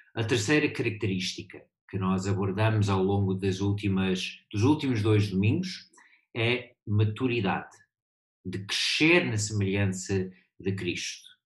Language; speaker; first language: Portuguese; early bilingual, heritage; Portuguese